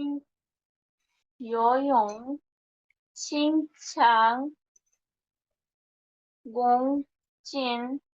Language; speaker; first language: Chinese; non-native, learner; Urdu